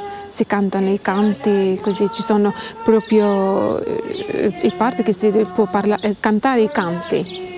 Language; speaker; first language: Italian; non-native, fluent; Albanian